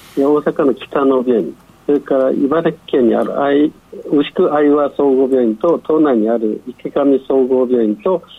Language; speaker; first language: Japanese; non-native, fluent; Chinese